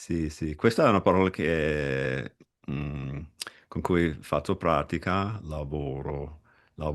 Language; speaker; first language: Italian; non-native, fluent; English